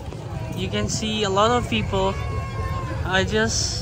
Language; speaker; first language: English; non-native, local second language; Urdu